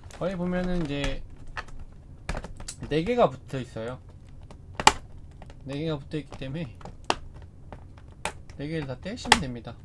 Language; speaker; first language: Korean; native; Korean